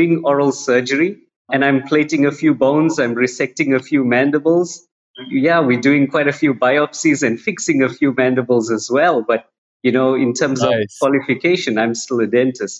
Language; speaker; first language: English; native; English